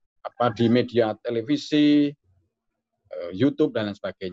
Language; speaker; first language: Indonesian; native; Indonesian